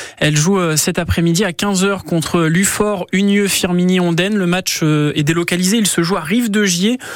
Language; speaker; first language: French; native; French